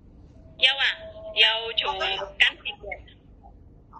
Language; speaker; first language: Cantonese; non-native, learner; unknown